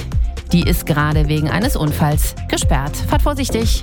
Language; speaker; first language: German; native; German